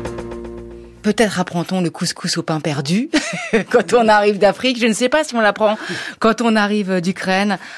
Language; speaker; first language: French; native; French